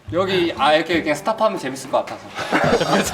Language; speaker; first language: Korean; native; Korean